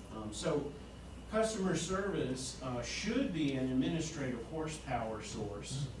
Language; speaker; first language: English; native; English